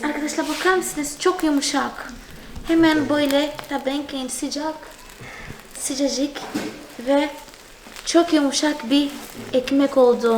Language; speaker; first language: Turkish; non-native, fluent; Portuguese